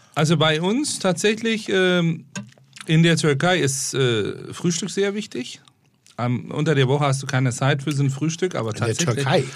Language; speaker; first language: German; non-native, fluent; Turkish